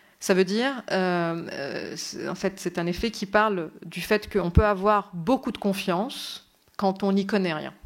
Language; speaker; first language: French; non-native, local second language; Arabic